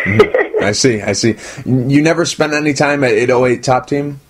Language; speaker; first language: English; native; English